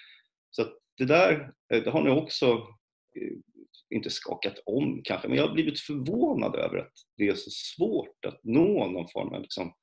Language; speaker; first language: Swedish; native; Swedish